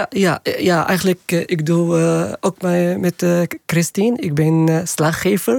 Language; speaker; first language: Dutch; non-native, learner; Arabic